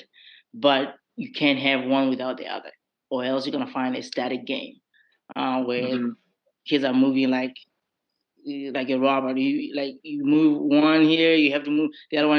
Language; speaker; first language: English; non-native, local second language; Southern Sotho